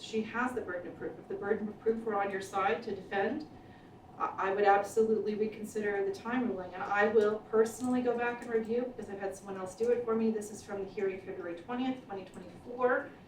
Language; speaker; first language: English; native; English